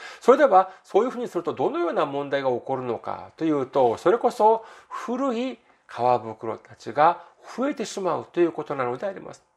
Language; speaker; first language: Japanese; non-native, fluent; Korean